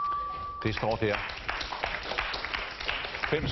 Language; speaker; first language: Danish; native; Danish